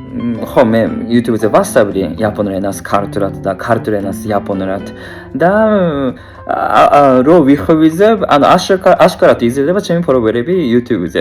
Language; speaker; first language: Georgian; non-native, fluent; Japanese